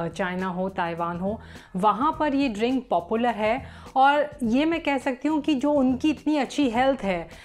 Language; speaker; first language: Hindi; native; Hindi